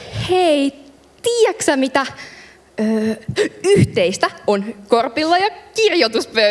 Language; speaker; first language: Finnish; native; Finnish